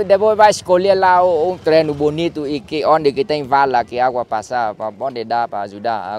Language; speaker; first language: Portuguese; non-native, learner; Vietnamese